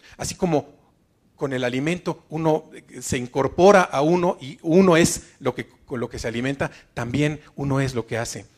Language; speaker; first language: Spanish; native; Spanish